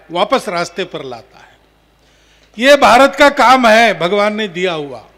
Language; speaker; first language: Hindi; non-native, local second language; Marathi